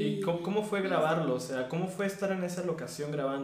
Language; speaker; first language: Spanish; native; Spanish